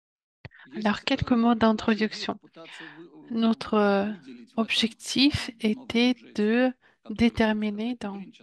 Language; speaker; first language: French; non-native, fluent; Russian